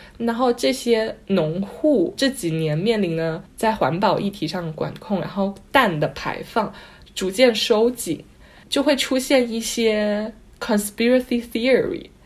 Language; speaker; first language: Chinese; non-native, local second language; Cantonese